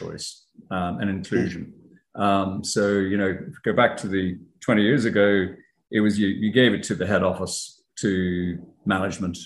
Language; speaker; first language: English; native; English